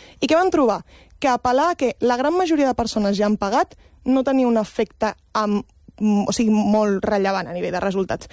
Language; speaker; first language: Catalan; native; Catalan